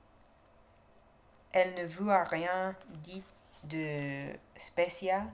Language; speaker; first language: French; non-native, learner; English